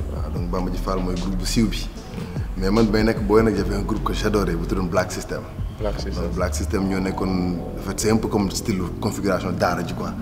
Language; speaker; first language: Wolof; native; Wolof